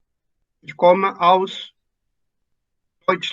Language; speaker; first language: German; non-native, fluent; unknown